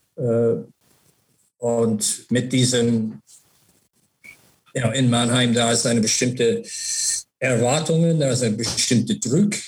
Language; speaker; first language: German; non-native, learner; English